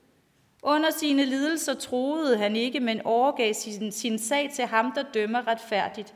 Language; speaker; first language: Danish; native; Danish